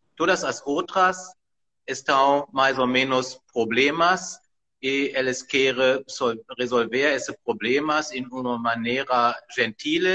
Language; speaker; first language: Portuguese; non-native, learner; German